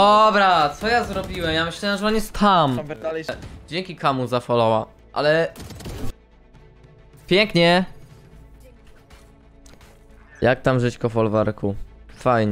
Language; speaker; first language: Polish; native; Polish